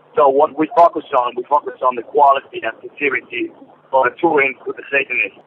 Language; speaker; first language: English; non-native, fluent; Polish